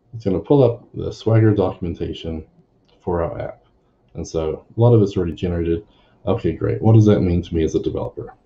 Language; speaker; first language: English; native; English